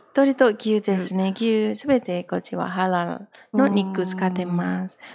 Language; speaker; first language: Japanese; non-native, fluent; Indonesian